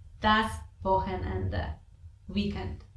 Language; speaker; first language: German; non-native, fluent; Polish